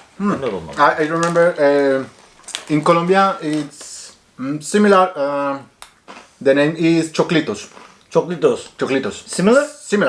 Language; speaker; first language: English; non-native, learner; Spanish